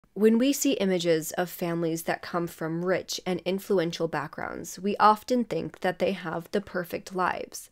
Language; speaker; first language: English; native; English